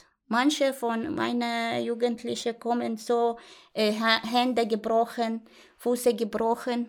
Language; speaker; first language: German; non-native, learner; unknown